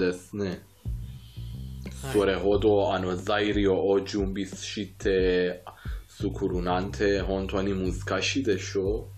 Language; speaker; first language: Japanese; non-native, fluent; Persian